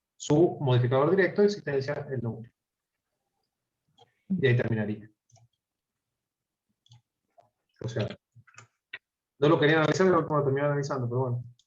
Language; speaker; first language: Spanish; native; Spanish